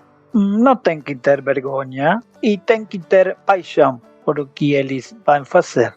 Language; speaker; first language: Portuguese; non-native, learner; Spanish